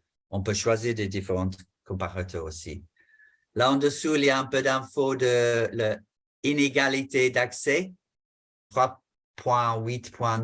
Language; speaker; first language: French; non-native, fluent; English